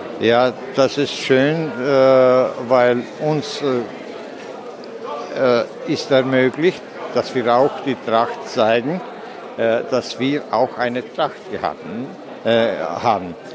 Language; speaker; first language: German; early bilingual, heritage; German